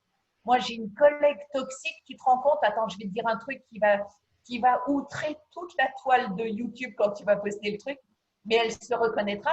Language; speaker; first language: French; native; French